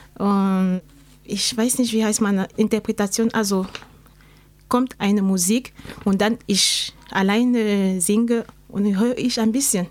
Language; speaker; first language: German; non-native, learner; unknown